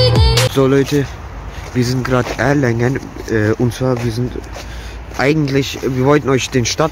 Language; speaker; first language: German; early bilingual, other home language; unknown